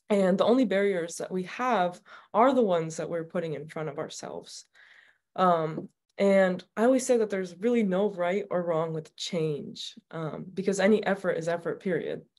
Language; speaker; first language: English; native; English